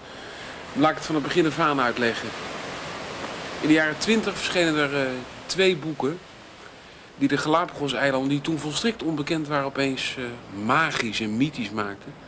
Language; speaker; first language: Dutch; native; Dutch